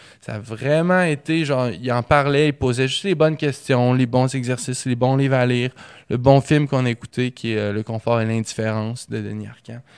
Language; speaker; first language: French; native; French